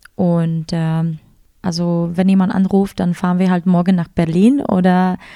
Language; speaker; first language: German; non-native, fluent; Czech